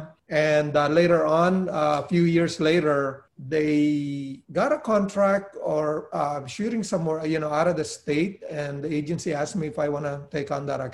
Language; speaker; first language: English; non-native, local second language; Filipino